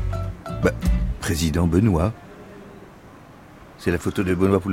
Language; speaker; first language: French; native; French